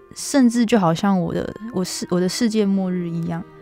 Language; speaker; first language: Chinese; native; Chinese